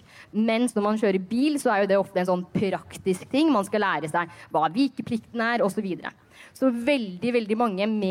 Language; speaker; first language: Norwegian; early bilingual, other home language; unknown